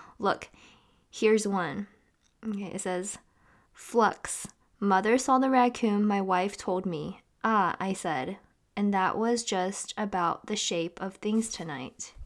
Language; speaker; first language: English; native; English